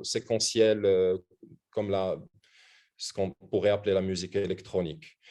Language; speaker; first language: French; non-native, local second language; Arabic